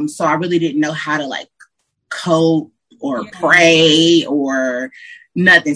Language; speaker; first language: English; native; English